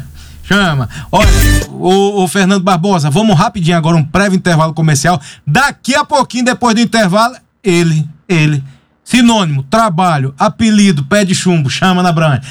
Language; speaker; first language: Portuguese; native; Portuguese